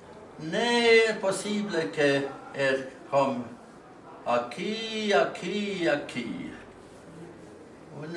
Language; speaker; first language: Spanish; non-native, learner; Estonian